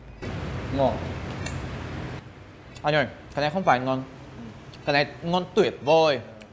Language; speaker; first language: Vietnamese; non-native, learner; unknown